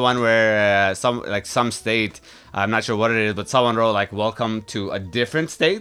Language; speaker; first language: English; non-native, fluent; Persian